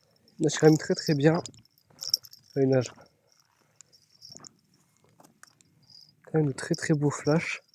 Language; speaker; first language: French; native; French